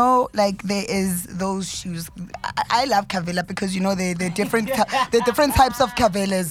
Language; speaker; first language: English; non-native, local second language; Zulu